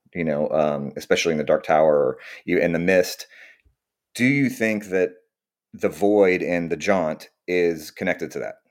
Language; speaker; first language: English; native; English